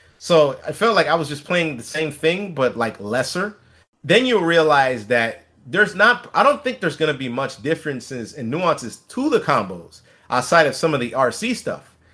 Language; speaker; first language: English; native; English